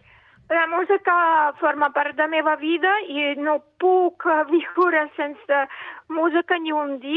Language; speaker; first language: Catalan; non-native, fluent; Russian